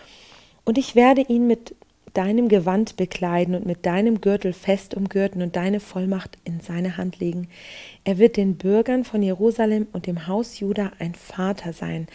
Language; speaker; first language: German; native; German